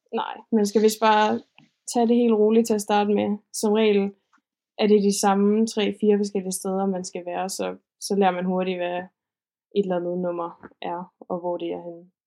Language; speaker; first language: Danish; native; Danish